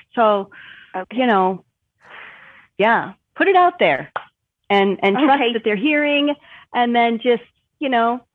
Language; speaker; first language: English; native; English